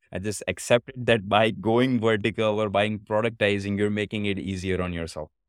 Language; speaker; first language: English; non-native, local second language; Gujarati